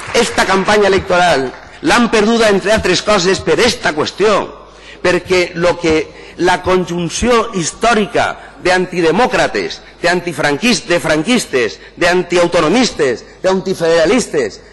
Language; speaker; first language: Catalan; non-native, local second language; Spanish